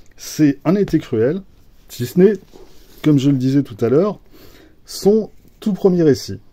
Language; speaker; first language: French; native; French